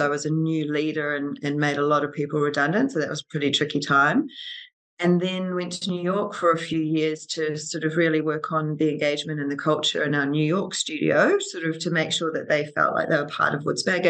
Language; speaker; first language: English; native; English